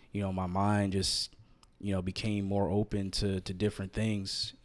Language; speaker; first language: English; native; English